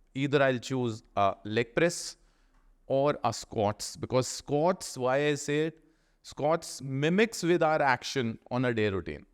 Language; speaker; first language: English; non-native, local second language; Punjabi